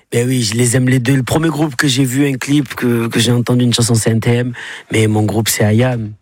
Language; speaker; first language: French; native; French